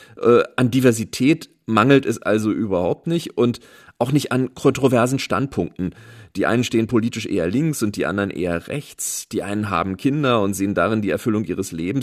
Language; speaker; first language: German; native; German